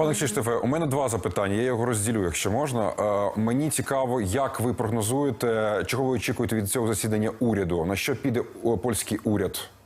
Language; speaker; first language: Ukrainian; native; Ukrainian